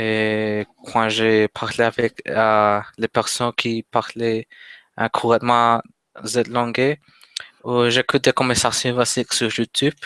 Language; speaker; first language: French; non-native, learner; Spanish